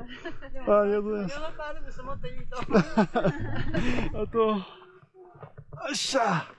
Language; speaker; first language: Japanese; non-native, learner; French